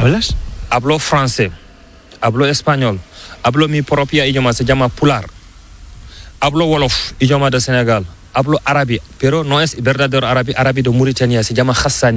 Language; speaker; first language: Spanish; non-native, learner; Fula